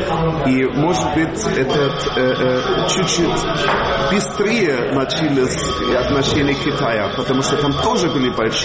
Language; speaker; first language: Russian; non-native, fluent; German